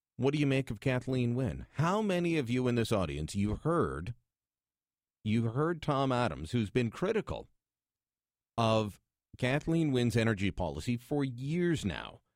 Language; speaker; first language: English; native; English